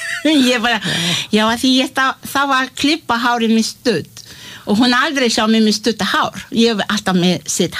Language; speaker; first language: Icelandic; non-native, learner; Malay